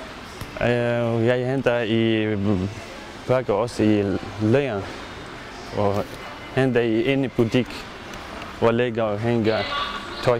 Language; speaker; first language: Danish; non-native, learner; Arabic